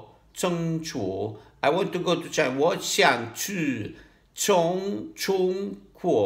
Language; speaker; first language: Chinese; non-native, learner; Italian